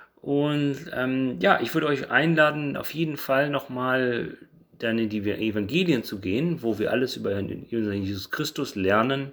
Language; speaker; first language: German; native; German